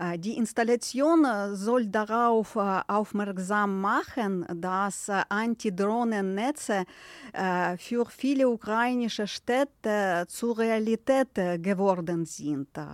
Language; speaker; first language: German; non-native, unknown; Ukrainian